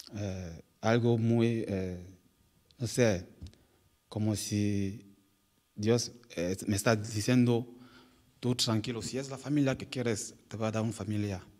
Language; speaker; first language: Spanish; non-native, learner; French